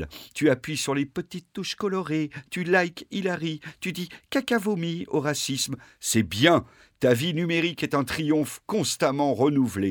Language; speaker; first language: French; native; French